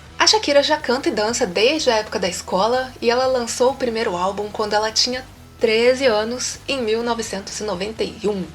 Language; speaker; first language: Portuguese; native; Portuguese